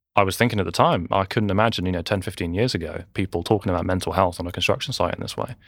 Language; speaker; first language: English; native; English